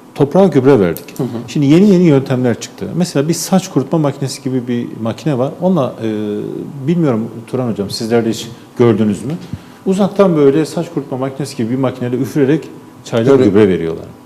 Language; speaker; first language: Turkish; native; Turkish